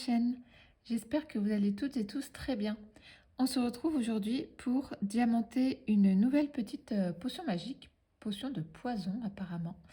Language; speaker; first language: French; native; French